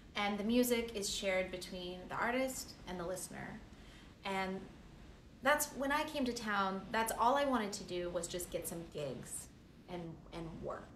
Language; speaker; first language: English; native; English